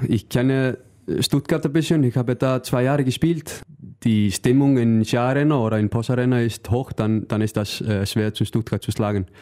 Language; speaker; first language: German; non-native, learner; Icelandic